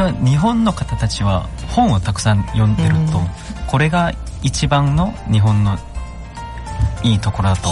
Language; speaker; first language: Japanese; non-native, learner; Korean